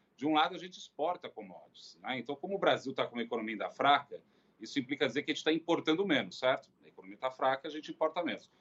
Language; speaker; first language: Portuguese; native; Portuguese